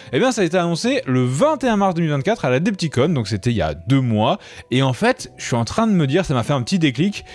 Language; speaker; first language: French; native; French